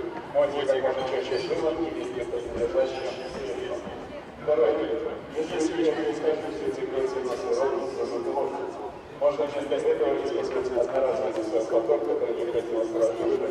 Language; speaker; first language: Russian; native; Russian